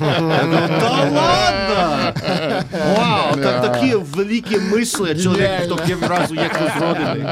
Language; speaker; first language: Russian; non-native, fluent; English